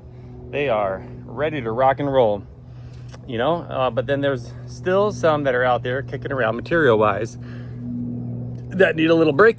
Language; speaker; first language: English; native; English